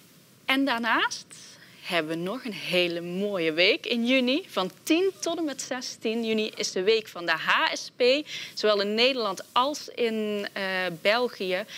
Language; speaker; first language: Dutch; native; Dutch